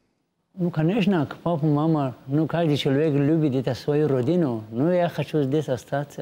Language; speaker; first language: Russian; non-native, learner; Tajik